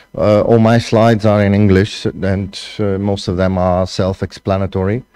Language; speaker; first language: English; non-native, fluent; Bulgarian